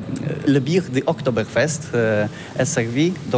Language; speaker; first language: French; non-native, learner; Polish